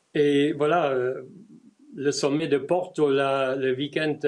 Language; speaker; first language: French; non-native, fluent; German